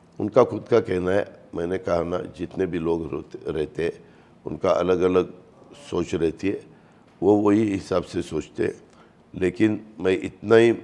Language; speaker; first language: Hindi; non-native, local second language; Marathi